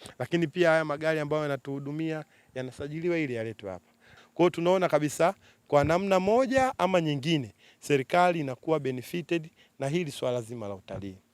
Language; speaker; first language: Swahili; native; Swahili